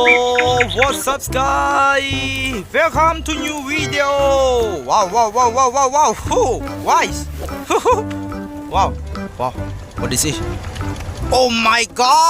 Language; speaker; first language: English; non-native, learner; Khmer